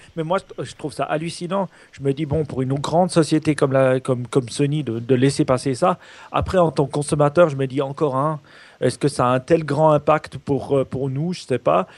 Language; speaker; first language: French; native; French